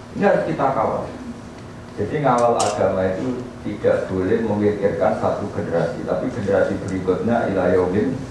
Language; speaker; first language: Malay; non-native, local second language; Javanese